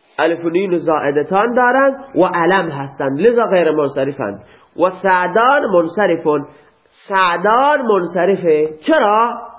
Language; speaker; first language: Persian; non-native, local second language; Baluchi